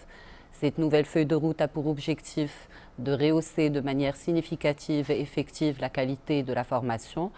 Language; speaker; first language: French; non-native, local second language; Arabic